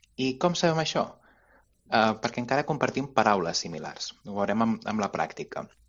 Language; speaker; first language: Catalan; native; Catalan